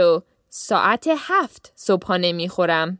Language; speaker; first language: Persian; early bilingual, heritage; Persian